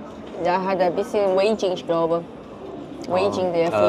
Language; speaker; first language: German; non-native, learner; Chinese